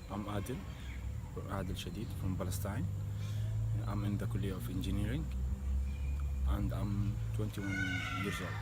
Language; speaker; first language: English; non-native, learner; Arabic